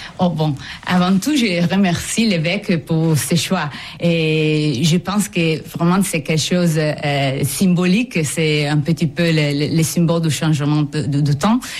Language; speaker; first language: French; non-native, fluent; Italian